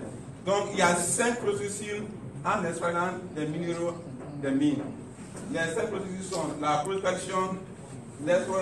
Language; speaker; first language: French; non-native, learner; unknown